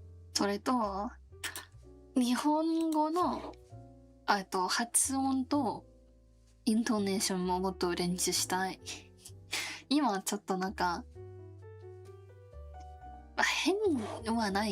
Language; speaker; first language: Japanese; non-native, learner; Korean